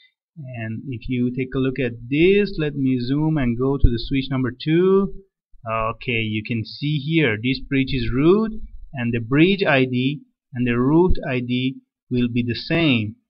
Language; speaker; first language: English; non-native, fluent; Persian